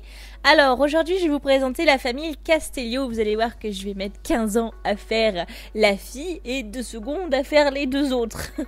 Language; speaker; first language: French; native; French